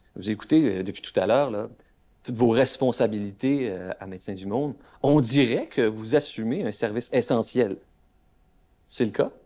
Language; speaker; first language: French; native; French